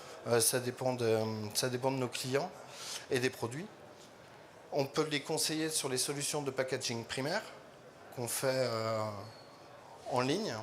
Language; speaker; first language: French; native; French